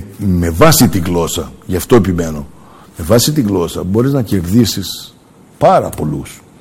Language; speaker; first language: Greek; early bilingual, heritage; Greek